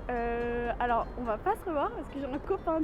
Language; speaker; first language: French; native; French